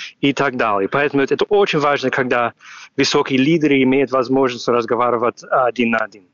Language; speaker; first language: Russian; non-native, fluent; English